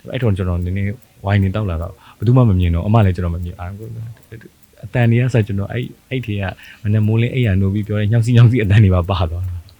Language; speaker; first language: Burmese; native; Burmese